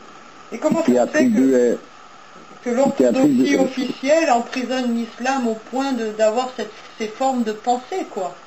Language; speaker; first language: French; native; French